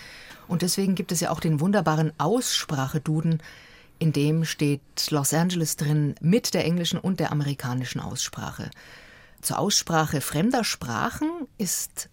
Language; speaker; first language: German; native; German